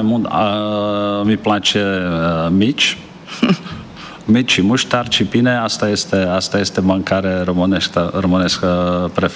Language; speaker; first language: Romanian; non-native, learner; Czech